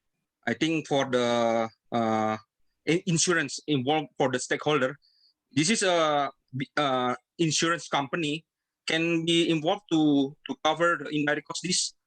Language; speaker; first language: English; non-native, learner; Indonesian